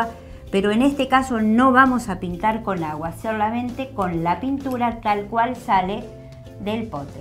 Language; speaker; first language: Spanish; native; Spanish